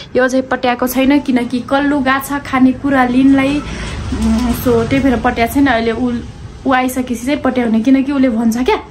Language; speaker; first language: Nepali; non-native, local second language; Dangaura Tharu